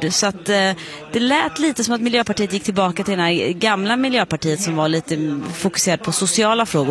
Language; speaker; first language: Swedish; native; Swedish